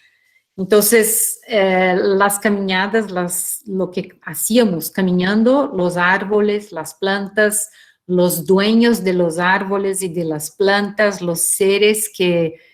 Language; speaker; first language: Spanish; non-native, fluent; Portuguese